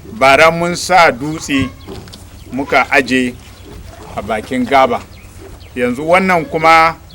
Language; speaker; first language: Hausa; non-native, local second language; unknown